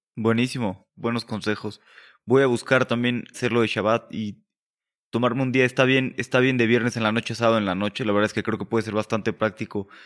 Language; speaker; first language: Spanish; native; Spanish